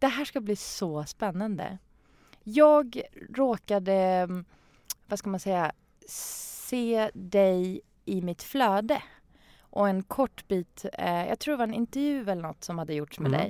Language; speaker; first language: Swedish; non-native, fluent; Persian